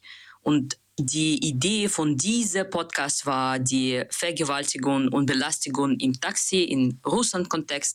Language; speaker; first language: German; non-native, learner; Russian